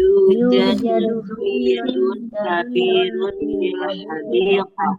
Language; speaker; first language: Arabic; non-native, learner; Indonesian